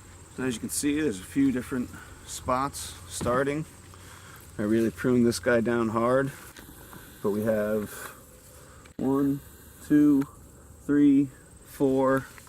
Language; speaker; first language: English; native; English